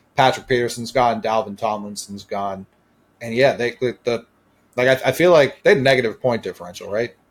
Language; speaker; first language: English; native; English